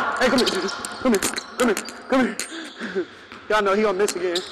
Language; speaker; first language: English; native; English